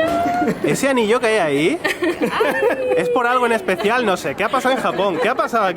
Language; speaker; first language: Spanish; native; Spanish